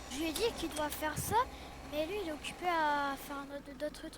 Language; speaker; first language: French; native; French